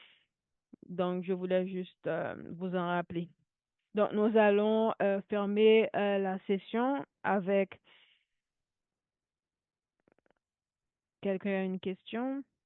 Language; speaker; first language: French; non-native, local second language; Haitian Creole